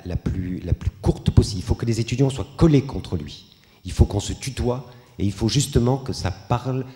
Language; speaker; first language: French; native; French